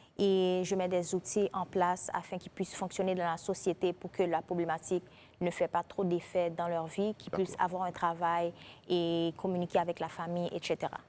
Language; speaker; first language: French; non-native, local second language; Haitian Creole